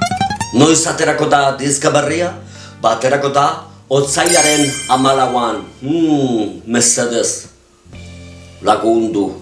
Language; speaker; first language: Basque; non-native, local second language; Spanish